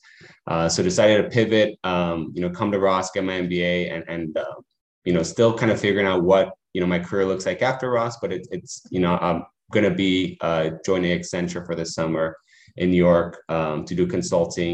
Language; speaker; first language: English; native; English